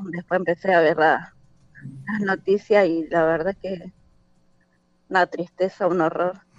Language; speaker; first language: Spanish; native; Spanish